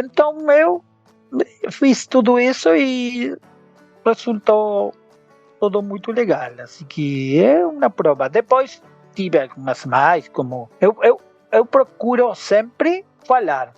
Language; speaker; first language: Portuguese; non-native, learner; Spanish